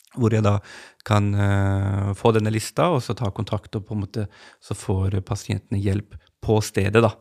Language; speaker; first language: Norwegian; early bilingual, other home language; Urdu